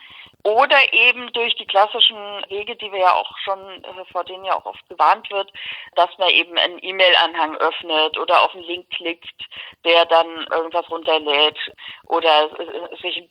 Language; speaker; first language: German; native; German